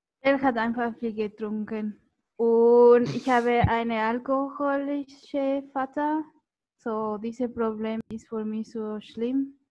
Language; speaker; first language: German; non-native, learner; Spanish